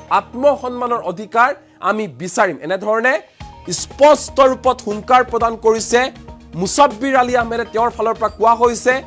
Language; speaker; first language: Assamese; native; Assamese